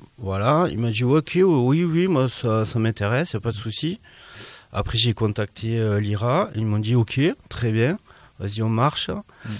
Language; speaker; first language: French; native; French